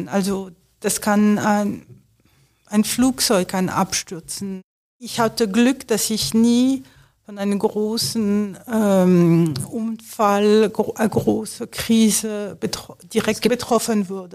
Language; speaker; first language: German; non-native, fluent; French